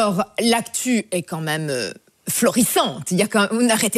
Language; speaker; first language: French; native; French